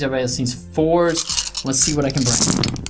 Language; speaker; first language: English; native; English